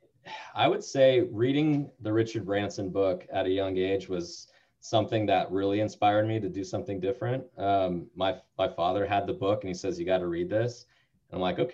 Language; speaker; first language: English; native; English